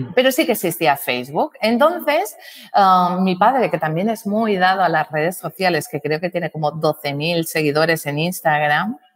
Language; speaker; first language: Spanish; native; Spanish